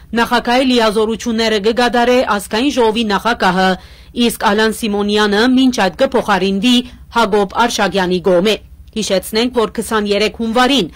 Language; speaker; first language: Armenian; early bilingual, heritage; Armenian